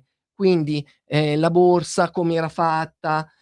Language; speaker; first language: Italian; native; Italian